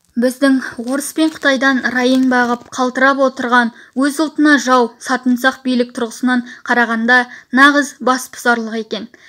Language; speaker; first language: Kazakh; native; Kazakh